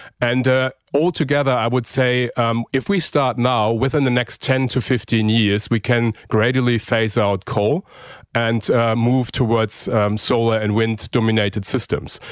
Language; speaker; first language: English; non-native, fluent; German